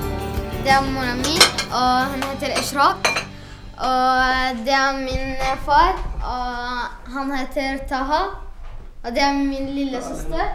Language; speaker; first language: Norwegian; early bilingual, other home language; Arabic